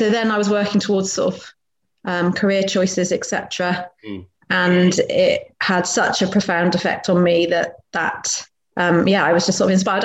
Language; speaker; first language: English; native; English